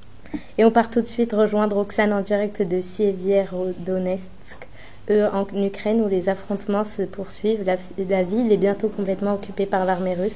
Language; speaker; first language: French; native; French